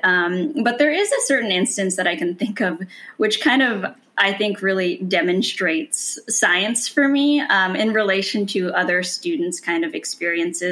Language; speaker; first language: English; native; English